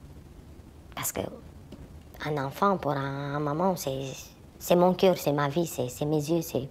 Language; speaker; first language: French; non-native, fluent; Romanian